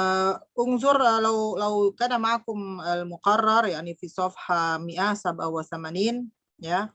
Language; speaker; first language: Arabic; non-native, fluent; Indonesian